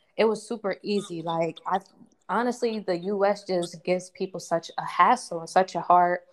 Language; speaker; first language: English; native; English